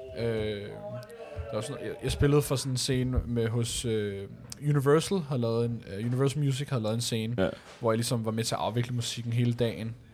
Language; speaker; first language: Danish; early bilingual, other home language; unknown